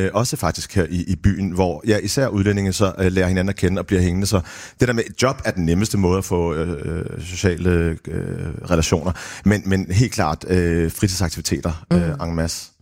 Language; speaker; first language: Danish; early bilingual, other home language; Arabic